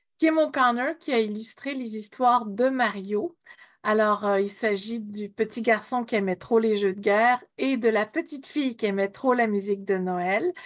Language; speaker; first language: French; native; French